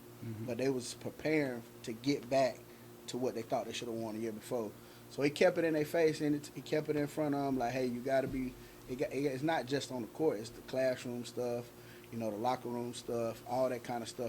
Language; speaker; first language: English; native; English